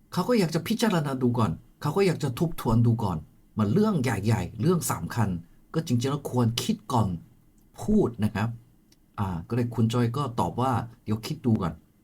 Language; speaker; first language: Thai; non-native, fluent; Korean